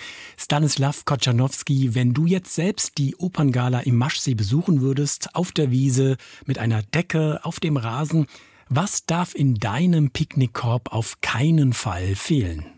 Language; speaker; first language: German; native; German